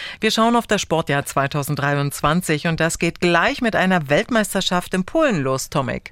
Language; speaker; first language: German; native; German